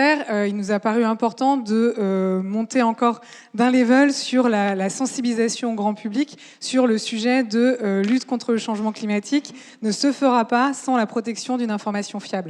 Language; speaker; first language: French; native; French